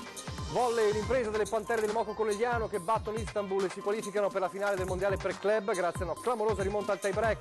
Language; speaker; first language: Italian; native; Italian